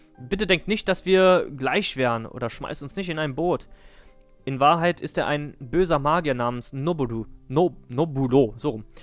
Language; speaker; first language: German; native; German